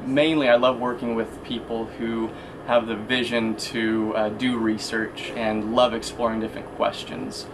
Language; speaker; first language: English; native; English